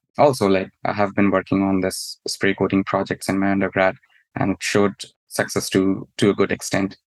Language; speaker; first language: English; non-native, local second language; Hindi